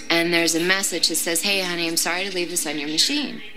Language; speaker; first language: English; native; English